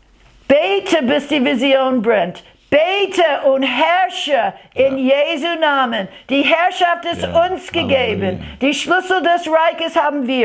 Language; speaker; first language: German; non-native, fluent; English